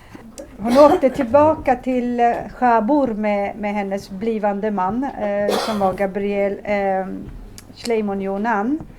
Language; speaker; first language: Swedish; early bilingual, other home language; Assyrian Neo-Aramaic